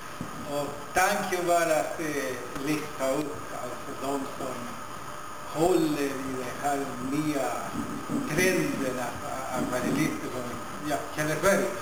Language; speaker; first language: Swedish; non-native, fluent; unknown